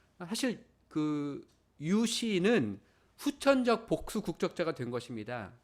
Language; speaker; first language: Korean; native; Korean